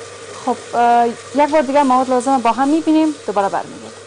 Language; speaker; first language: Persian; native; Persian